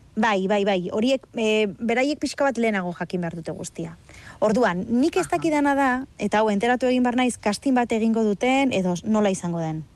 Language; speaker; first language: Basque; native; Basque